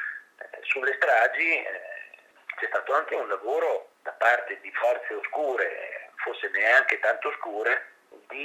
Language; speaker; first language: Italian; native; Italian